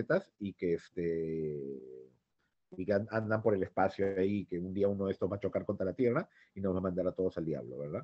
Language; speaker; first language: Spanish; native; Spanish